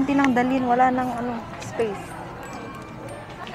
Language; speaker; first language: Filipino; native; Filipino